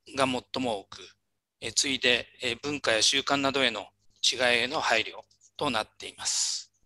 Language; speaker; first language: Japanese; native; Japanese